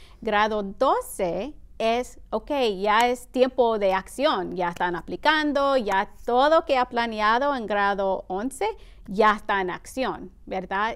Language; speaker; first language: Spanish; early bilingual, heritage; Spanish